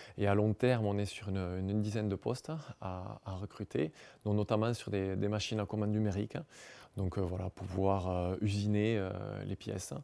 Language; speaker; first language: French; native; French